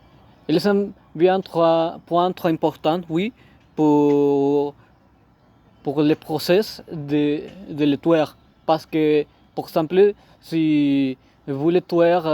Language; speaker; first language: French; non-native, learner; Spanish